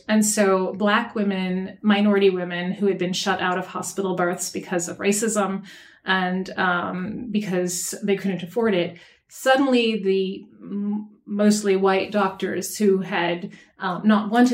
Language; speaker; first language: English; native; English